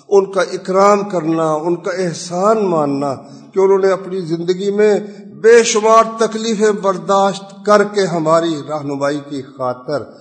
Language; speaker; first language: Urdu; non-native, local second language; Punjabi